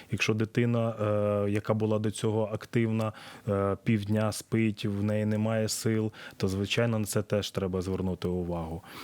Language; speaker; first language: Ukrainian; native; Ukrainian